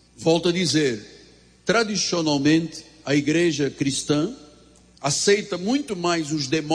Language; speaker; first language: Portuguese; native; Portuguese